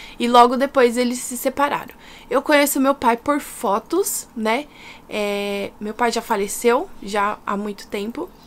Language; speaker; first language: Portuguese; native; Portuguese